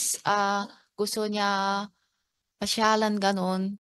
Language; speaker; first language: Filipino; non-native, learner; Chinese